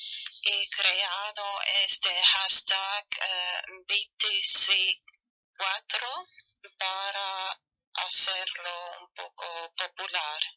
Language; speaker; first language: Spanish; non-native, fluent; German